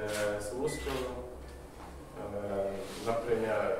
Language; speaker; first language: Russian; non-native, fluent; German